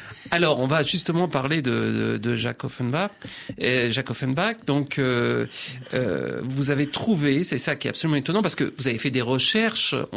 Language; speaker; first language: French; native; French